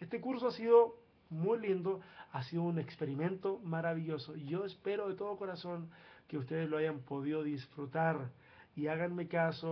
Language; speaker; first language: Spanish; native; Spanish